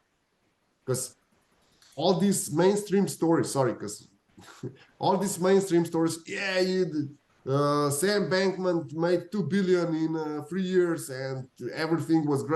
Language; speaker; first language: English; non-native, fluent; Slovenian